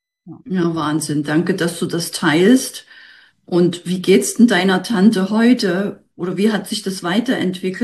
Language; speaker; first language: German; native; German